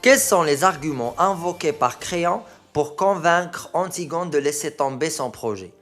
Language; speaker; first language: French; non-native, local second language; Arabic